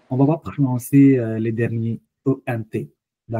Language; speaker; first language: French; non-native, fluent; Hindi